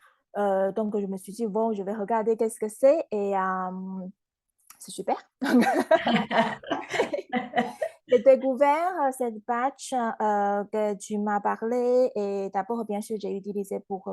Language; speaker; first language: French; non-native, fluent; Chinese